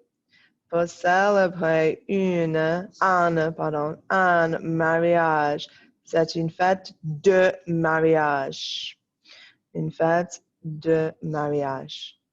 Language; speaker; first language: French; non-native, fluent; English